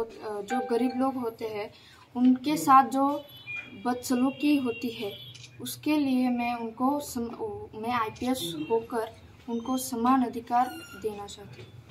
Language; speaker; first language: Hindi; non-native, local second language; Bangla